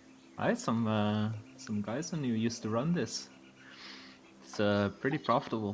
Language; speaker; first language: English; native; English